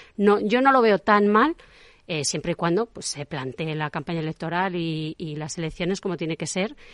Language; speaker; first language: Spanish; native; Spanish